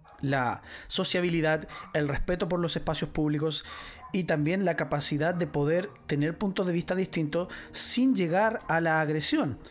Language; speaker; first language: Spanish; native; Spanish